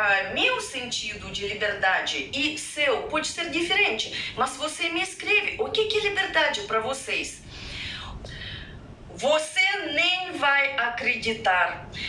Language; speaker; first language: Portuguese; non-native, fluent; Russian